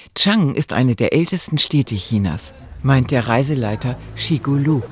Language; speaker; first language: German; native; German